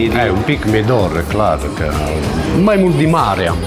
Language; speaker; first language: Romanian; non-native, learner; Italian